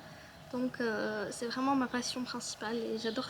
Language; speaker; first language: French; native; French